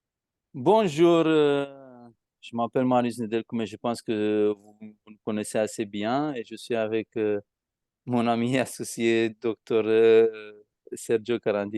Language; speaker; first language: French; non-native, fluent; Romanian